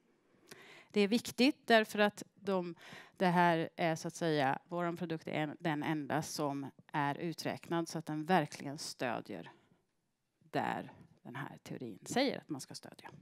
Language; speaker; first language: Swedish; native; Swedish